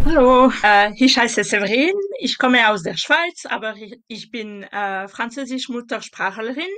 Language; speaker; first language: German; non-native, local second language; French